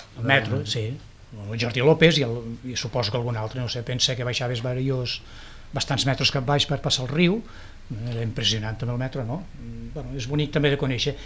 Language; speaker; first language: Catalan; native; Catalan